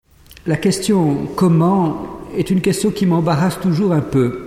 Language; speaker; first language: French; native; French